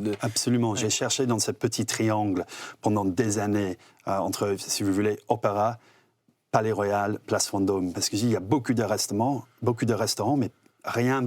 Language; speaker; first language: French; non-native, fluent; English